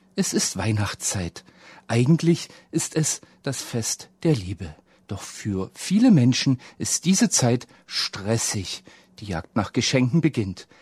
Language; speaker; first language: German; native; German